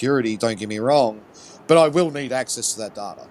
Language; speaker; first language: English; native; English